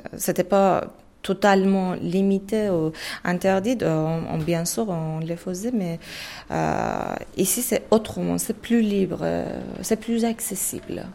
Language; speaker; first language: French; non-native, fluent; Persian